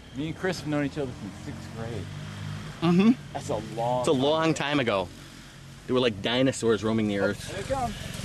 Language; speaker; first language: English; native; English